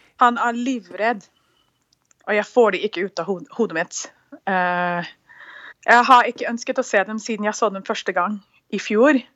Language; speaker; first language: Norwegian; non-native, fluent; English